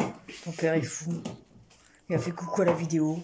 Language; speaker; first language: French; native; French